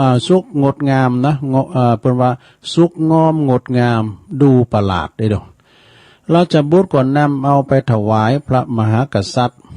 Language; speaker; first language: Thai; non-native, local second language; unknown